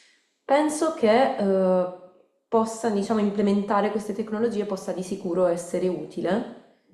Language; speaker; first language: Italian; native; Italian